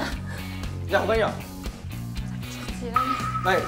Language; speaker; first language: Japanese; native; Japanese